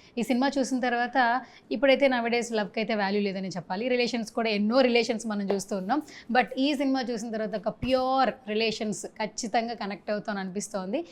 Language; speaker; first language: Telugu; native; Telugu